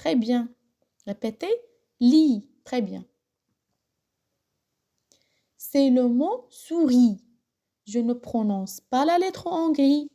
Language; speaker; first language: French; non-native, local second language; Arabic